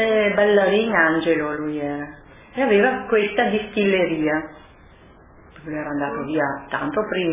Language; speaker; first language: Italian; early bilingual, other home language; French